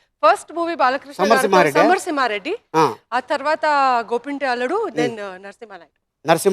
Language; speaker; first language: Telugu; non-native, local second language; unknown